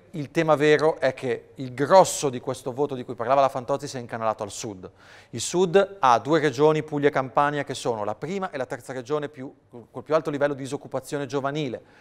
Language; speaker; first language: Italian; native; Italian